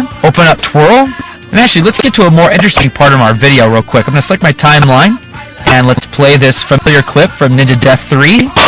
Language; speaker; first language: English; native; English